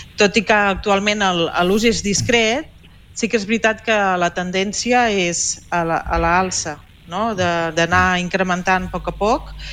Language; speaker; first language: Catalan; native; Catalan